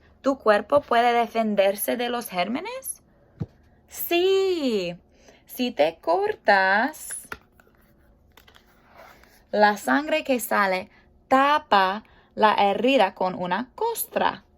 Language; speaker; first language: Spanish; non-native, fluent; English